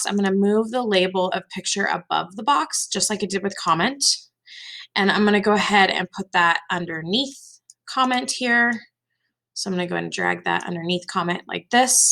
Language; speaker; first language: English; native; English